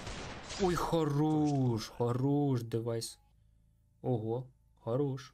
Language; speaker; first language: Russian; native; Russian